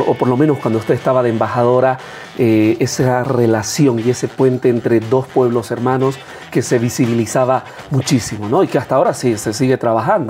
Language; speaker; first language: Spanish; native; Spanish